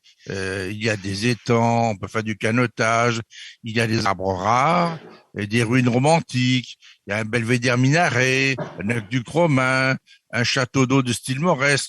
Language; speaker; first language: French; native; French